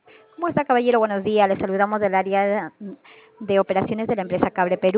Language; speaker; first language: Spanish; native; Spanish